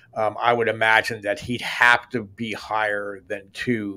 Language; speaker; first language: English; native; English